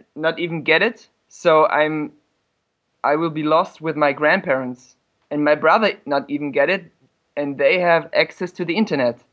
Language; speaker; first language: English; non-native, fluent; German